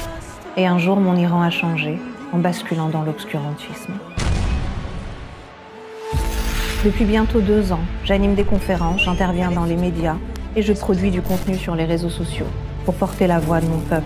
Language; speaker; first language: French; native; French